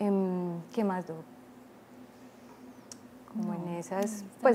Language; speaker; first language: Spanish; native; Spanish